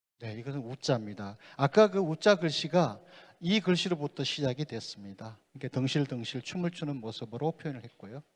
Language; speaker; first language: Korean; native; Korean